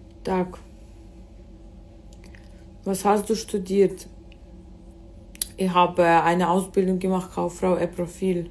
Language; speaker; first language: German; early bilingual, other home language; Russian